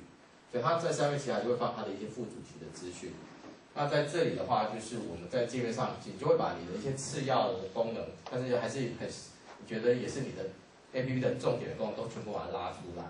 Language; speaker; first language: Chinese; native; Chinese